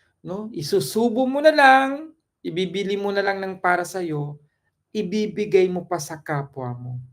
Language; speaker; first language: Filipino; non-native, local second language; Cebuano